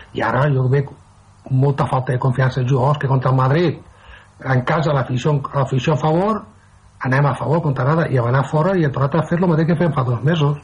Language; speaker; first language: Catalan; native; Catalan